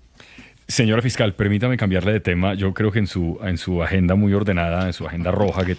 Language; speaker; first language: Spanish; native; Spanish